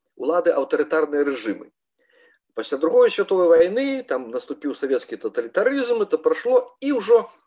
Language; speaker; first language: Belarusian; native; Belarusian